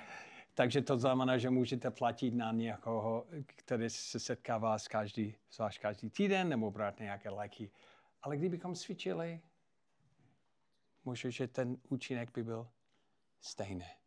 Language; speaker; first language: Czech; non-native, fluent; English